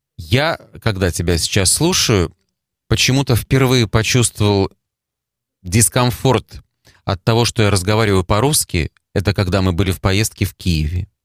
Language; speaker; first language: Russian; native; Russian